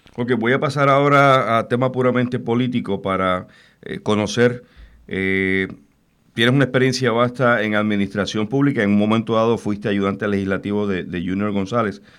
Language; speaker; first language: Spanish; native; Spanish